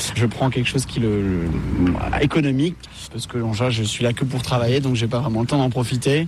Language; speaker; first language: French; native; French